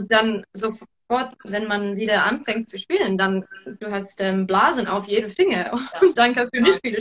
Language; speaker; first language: German; non-native, fluent; English